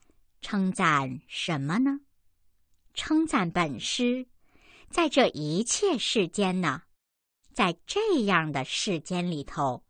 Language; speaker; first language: Chinese; native; Chinese